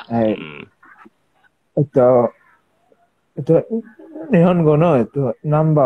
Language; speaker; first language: Japanese; non-native, learner; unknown